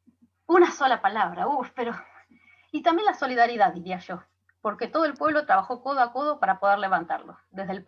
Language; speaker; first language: Spanish; native; Spanish